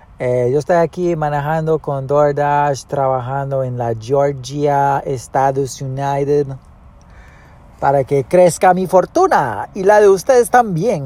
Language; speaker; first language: Spanish; early bilingual, heritage; Spanish